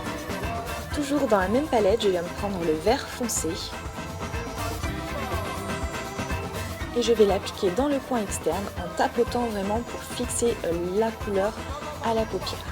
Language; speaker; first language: French; native; French